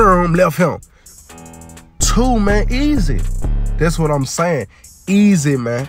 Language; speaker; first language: English; native; English